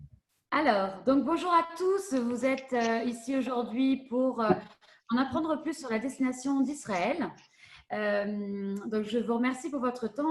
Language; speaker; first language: French; native; French